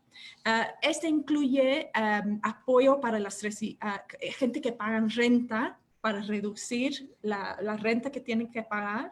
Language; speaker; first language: Spanish; non-native, fluent; English